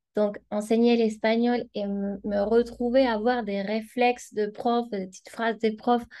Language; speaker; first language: French; non-native, fluent; Spanish